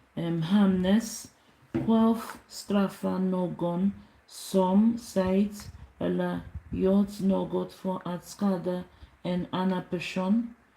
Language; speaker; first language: Swedish; non-native, learner; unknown